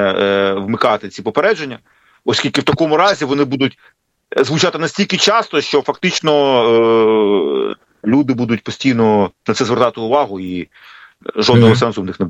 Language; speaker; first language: Ukrainian; native; Ukrainian